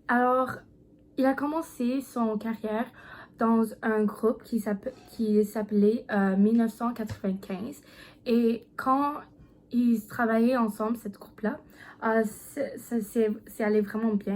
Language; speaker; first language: French; non-native, learner; English